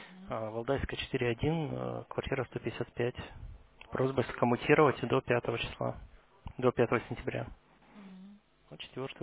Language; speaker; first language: Russian; native; Russian